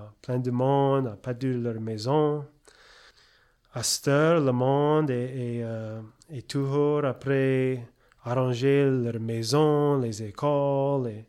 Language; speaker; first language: French; early bilingual, heritage; French